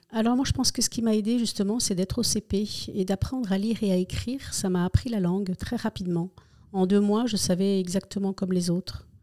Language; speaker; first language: French; early bilingual, other home language; Spanish